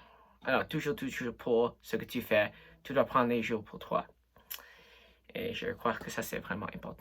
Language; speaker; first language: French; non-native, local second language; English